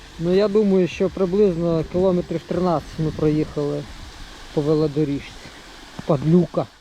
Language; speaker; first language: Ukrainian; non-native, local second language; Russian